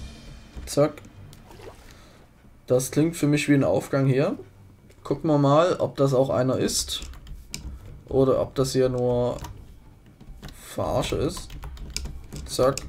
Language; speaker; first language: German; native; German